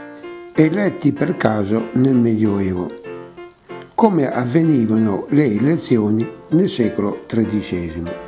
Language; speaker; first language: Italian; native; Italian